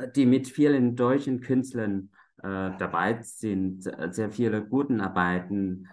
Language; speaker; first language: German; non-native, fluent; Vietnamese